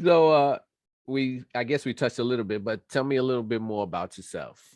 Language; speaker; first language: English; native; English